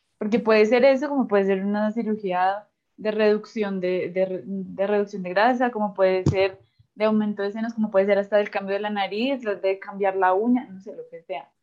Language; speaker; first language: Spanish; native; Spanish